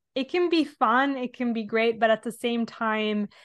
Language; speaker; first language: English; non-native, fluent; Italian